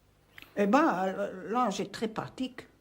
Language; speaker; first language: French; non-native, fluent; Hungarian